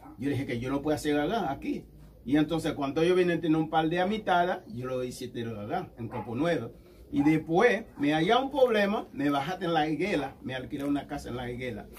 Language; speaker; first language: Spanish; non-native, learner; Haitian Creole